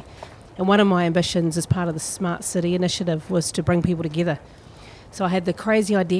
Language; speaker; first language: English; native; English